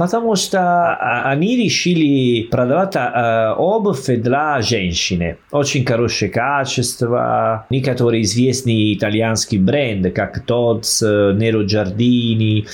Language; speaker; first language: Russian; non-native, fluent; Italian